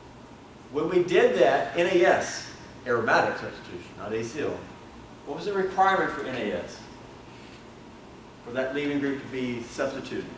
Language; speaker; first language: English; native; English